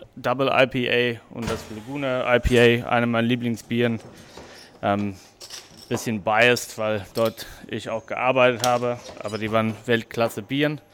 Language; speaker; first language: German; non-native, fluent; English